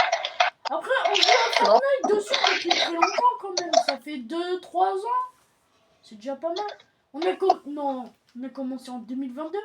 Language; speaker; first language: French; native; French